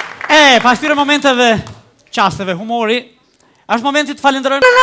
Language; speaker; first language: Albanian; native; Albanian